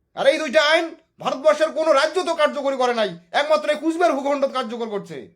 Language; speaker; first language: Bangla; non-native, local second language; Rangpuri